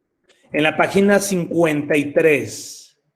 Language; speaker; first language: Spanish; native; Spanish